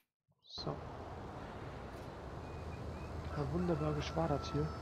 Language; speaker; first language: German; native; German